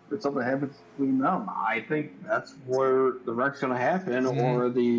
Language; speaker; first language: English; native; English